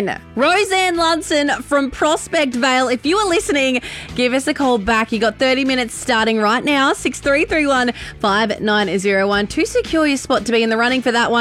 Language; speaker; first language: English; native; English